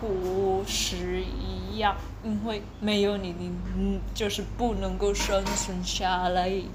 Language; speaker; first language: Chinese; early bilingual, heritage; Chinese